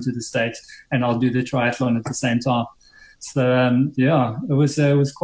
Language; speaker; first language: English; native; English